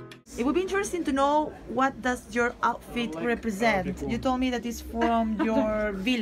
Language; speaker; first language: English; non-native, fluent; Spanish